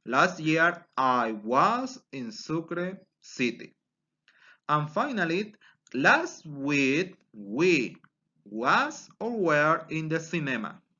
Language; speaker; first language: English; non-native, fluent; Spanish